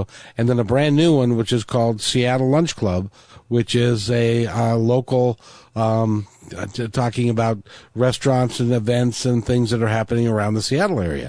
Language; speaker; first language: English; native; English